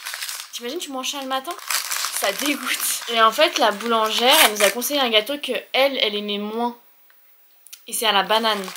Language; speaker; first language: French; native; French